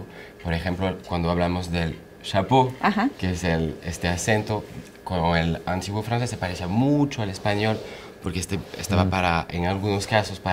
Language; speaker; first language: Spanish; non-native, fluent; French